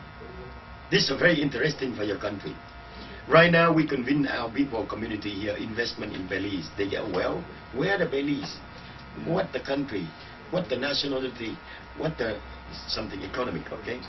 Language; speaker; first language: English; non-native, learner; Vietnamese